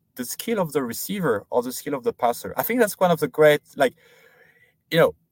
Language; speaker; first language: English; non-native, fluent; French